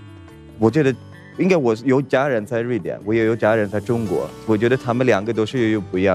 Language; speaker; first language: Chinese; non-native, fluent; Swedish